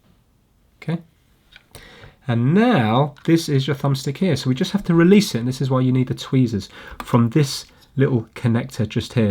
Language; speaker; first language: English; native; English